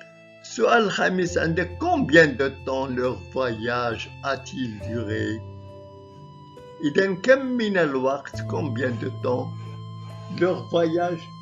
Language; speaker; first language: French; non-native, local second language; Arabic